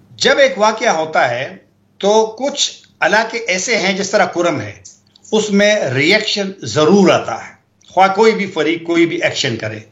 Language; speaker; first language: Urdu; non-native, local second language; Pashto